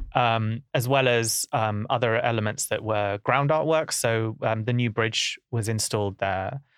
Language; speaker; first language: English; native; English